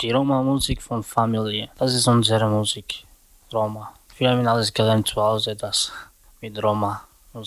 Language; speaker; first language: German; non-native, learner; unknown